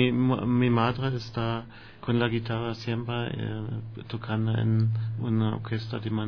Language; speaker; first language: Spanish; non-native, learner; German